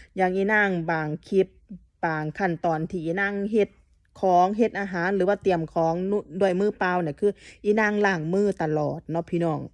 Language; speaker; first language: Thai; native; Thai